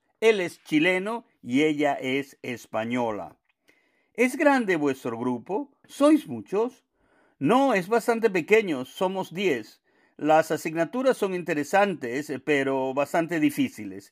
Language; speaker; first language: Spanish; non-native, fluent; Finnish